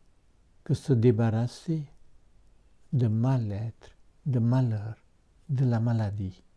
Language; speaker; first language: French; non-native, fluent; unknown